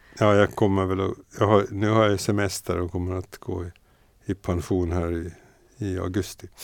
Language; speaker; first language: Swedish; native; Swedish